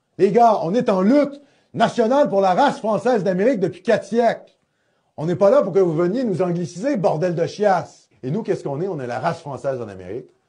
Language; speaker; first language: French; native; French